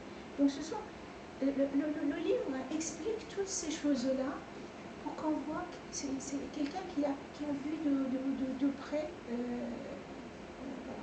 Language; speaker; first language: French; non-native, fluent; Persian